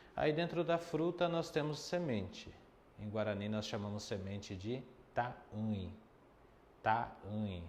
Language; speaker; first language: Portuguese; non-native, fluent; Guarani